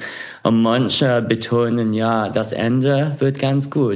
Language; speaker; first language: German; non-native, fluent; English